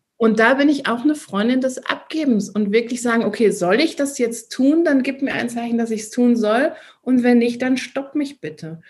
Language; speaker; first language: German; native; German